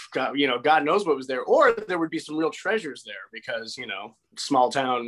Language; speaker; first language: English; native; English